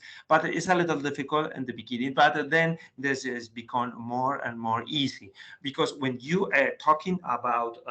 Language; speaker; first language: English; non-native, learner; Spanish